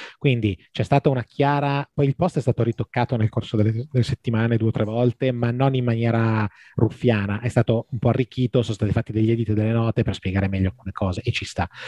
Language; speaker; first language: Italian; native; Italian